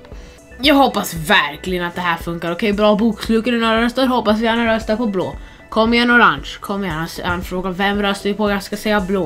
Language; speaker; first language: Swedish; non-native, fluent; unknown